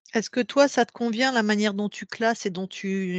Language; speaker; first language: French; native; French